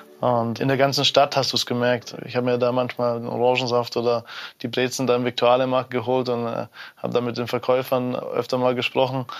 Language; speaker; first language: German; native; German